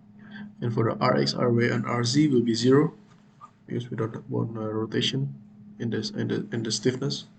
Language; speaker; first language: English; non-native, fluent; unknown